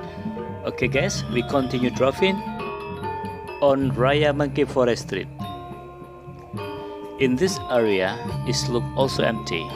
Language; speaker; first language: English; non-native, learner; Indonesian